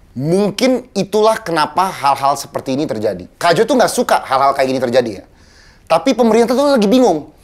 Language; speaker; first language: Indonesian; native; Indonesian